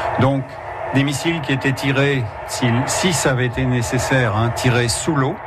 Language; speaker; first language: French; native; French